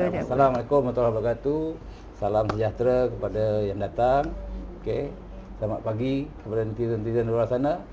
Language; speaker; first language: Malay; native; Malay